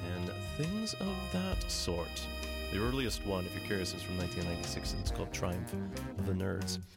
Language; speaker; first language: English; native; English